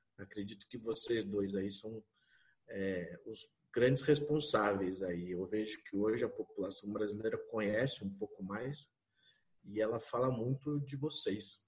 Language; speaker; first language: Portuguese; native; Portuguese